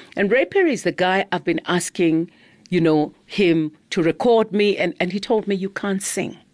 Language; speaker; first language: English; non-native, local second language; Zulu